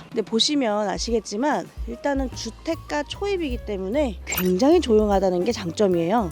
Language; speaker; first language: Korean; native; Korean